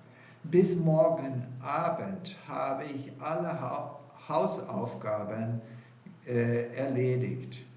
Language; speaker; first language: German; non-native, fluent; Portuguese